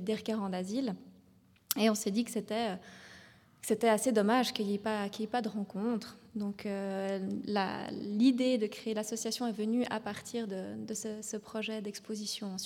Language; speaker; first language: French; native; French